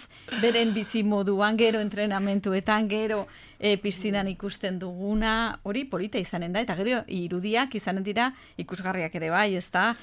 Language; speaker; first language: Basque; native; Basque